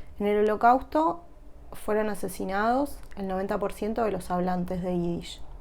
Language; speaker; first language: Spanish; native; Spanish